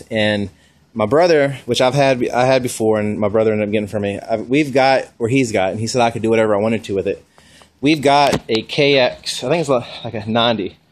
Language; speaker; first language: English; native; English